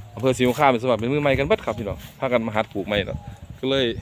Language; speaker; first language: Thai; non-native, local second language; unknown